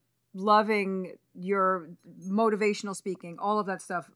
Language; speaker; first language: English; early bilingual, other home language; Spanish